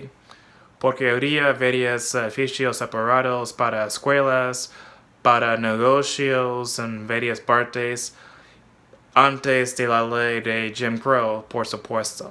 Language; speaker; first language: Spanish; non-native, fluent; English